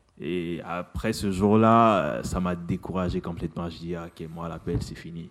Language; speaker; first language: French; non-native, local second language; Lingala